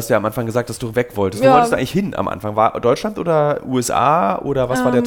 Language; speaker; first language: German; native; German